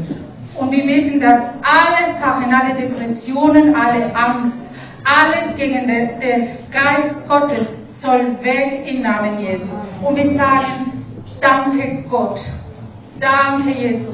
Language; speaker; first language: German; non-native, fluent; Spanish